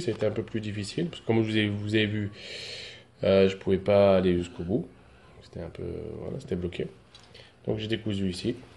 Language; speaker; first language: French; native; French